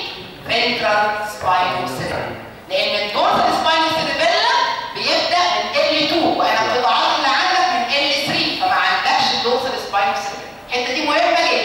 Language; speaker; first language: Arabic; native; Arabic